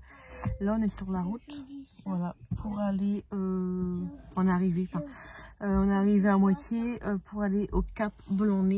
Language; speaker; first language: French; native; French